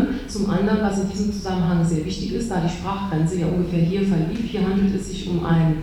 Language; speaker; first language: German; native; German